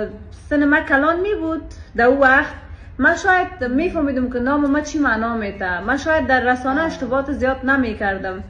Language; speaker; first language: Persian; native; Persian